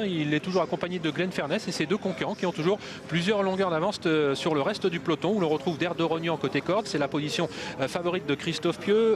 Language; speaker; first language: French; native; French